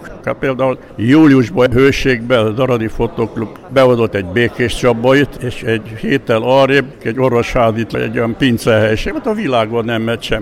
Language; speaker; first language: Hungarian; native; Hungarian